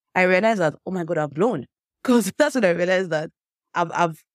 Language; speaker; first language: English; non-native, local second language; Yoruba